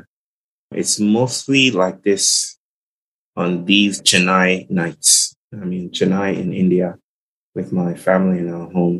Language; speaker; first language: English; non-native, local second language; Yoruba